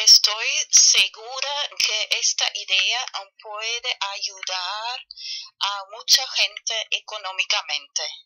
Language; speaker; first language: Spanish; non-native, fluent; German